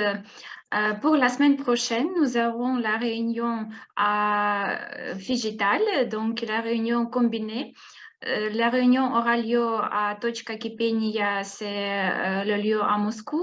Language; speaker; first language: French; non-native, fluent; Russian